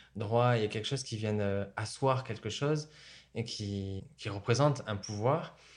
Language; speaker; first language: French; native; French